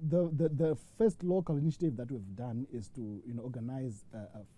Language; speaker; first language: English; non-native, local second language; Shona